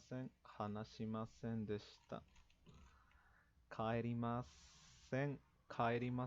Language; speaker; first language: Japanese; non-native, fluent; Spanish